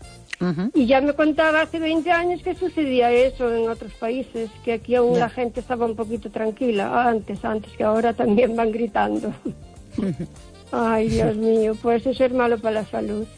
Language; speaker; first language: Spanish; native; Spanish